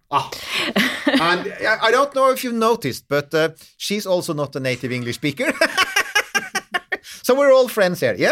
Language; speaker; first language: English; non-native, fluent; Norwegian